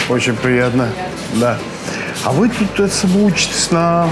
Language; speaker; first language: Russian; non-native, fluent; Finnish